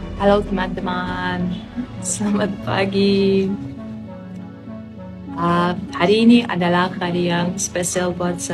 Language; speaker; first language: Indonesian; non-native, fluent; Polish